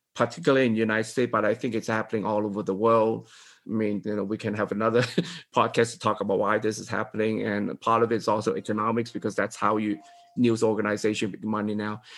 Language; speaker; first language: English; non-native, local second language; Cantonese